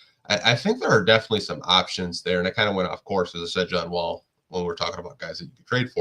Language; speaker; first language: English; native; English